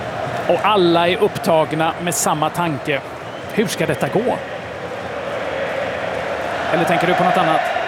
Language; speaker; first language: Swedish; native; Swedish